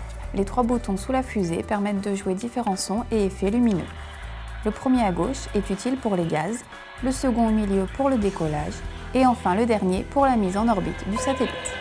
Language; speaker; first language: French; native; French